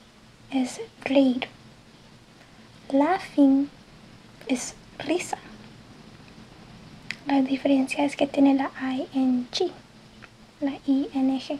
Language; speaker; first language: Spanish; early bilingual, heritage; English